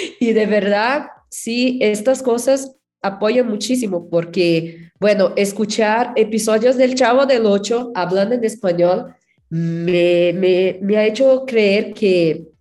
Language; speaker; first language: Spanish; non-native, fluent; Portuguese